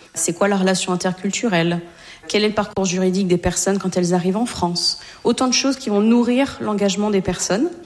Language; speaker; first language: French; native; French